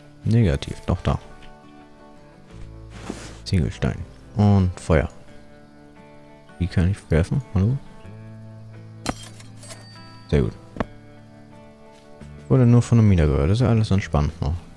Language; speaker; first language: German; native; German